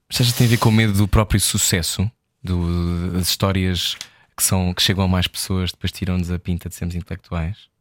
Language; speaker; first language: Portuguese; native; Portuguese